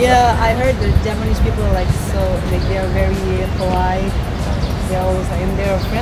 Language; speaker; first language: English; non-native, fluent; Indonesian